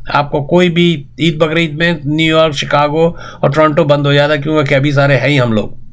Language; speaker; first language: Urdu; native; Urdu